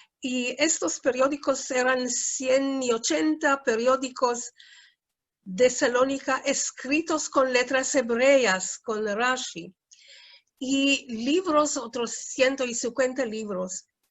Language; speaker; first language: Spanish; early bilingual, heritage; Spanish